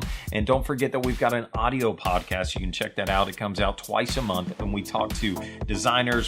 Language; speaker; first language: English; native; English